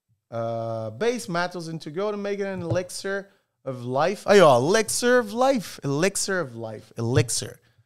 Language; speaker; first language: English; non-native, fluent; Portuguese